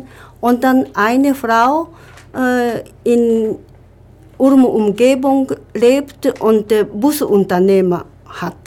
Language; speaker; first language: German; non-native, learner; Japanese